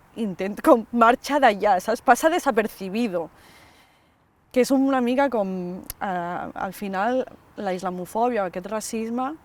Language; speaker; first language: Catalan; early bilingual, other home language; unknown